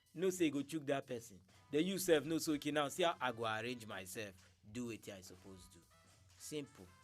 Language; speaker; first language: Nigerian Pidgin; native; Nigerian Pidgin